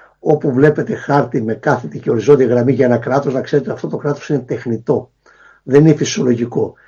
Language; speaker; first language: Greek; native; Greek